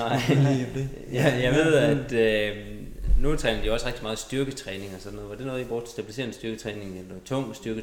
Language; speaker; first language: Danish; native; Danish